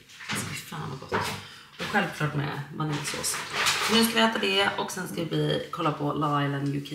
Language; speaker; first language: Swedish; native; Swedish